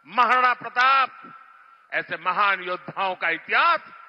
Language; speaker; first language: Hindi; non-native, local second language; Gujarati